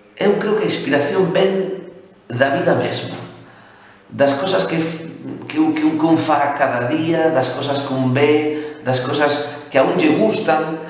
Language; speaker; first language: Galician; non-native, local second language; Spanish